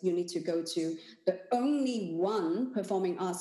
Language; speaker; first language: English; non-native, local second language; Cantonese